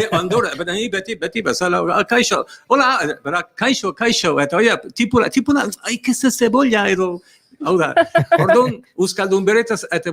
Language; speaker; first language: Basque; non-native, learner; English